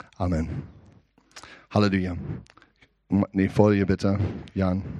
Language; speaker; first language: German; non-native, learner; English